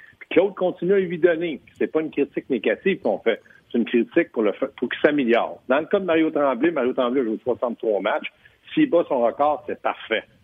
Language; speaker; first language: French; native; French